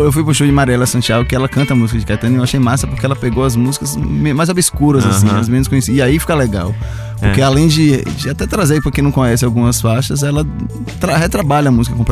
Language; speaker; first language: Portuguese; native; Portuguese